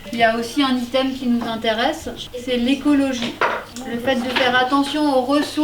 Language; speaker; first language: French; native; French